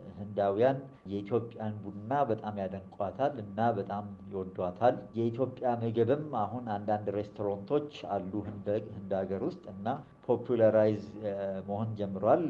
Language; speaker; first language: Amharic; early bilingual, other home language; Gujarati